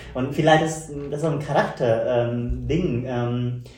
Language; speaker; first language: German; non-native, fluent; Vietnamese